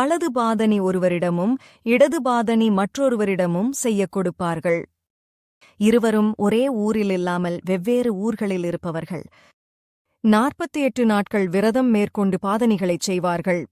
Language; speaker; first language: Tamil; native; Tamil